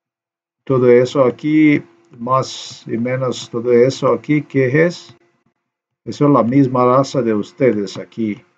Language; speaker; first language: Spanish; non-native, learner; Slovenian